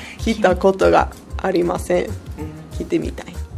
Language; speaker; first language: Japanese; non-native, learner; English